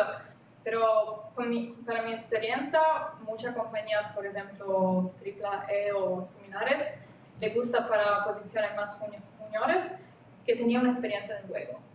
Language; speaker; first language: Spanish; non-native, learner; Italian